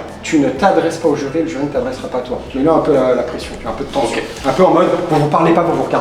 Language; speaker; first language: French; native; French